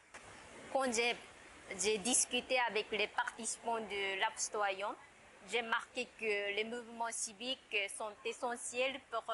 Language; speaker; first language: French; non-native, fluent; Japanese